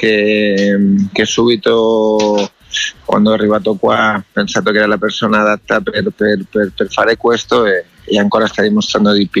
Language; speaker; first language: Italian; non-native, learner; Spanish